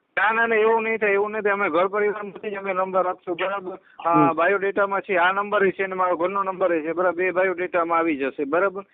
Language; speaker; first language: Gujarati; native; Gujarati